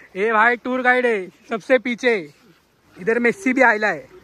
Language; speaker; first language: Hindi; non-native, local second language; Marathi